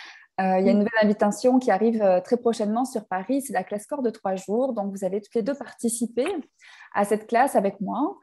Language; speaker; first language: French; native; French